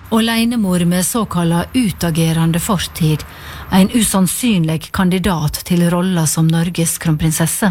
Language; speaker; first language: Norwegian; native; Norwegian